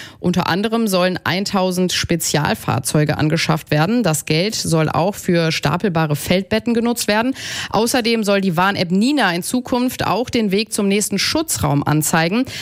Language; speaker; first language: German; native; German